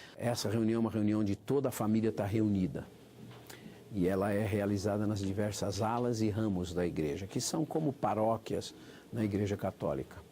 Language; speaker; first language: Portuguese; native; Portuguese